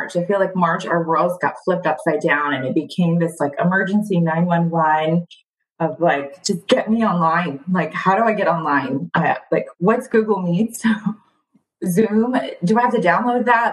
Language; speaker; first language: English; early bilingual, other home language; Spanish